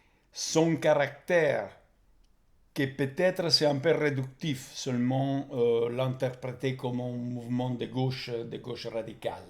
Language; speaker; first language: French; non-native, fluent; Italian